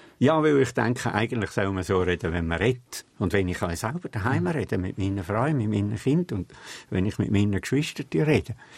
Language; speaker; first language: German; native; German